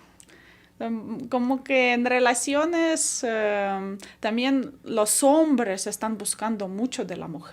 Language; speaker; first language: Spanish; non-native, fluent; Ukrainian